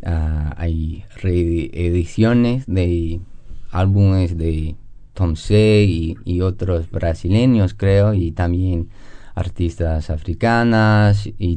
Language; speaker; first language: Spanish; non-native, learner; English